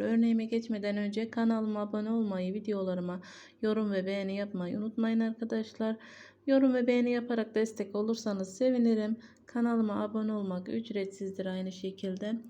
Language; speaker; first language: Turkish; native; Turkish